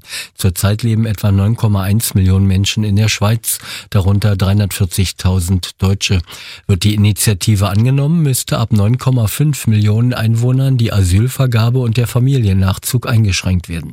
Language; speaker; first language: German; native; German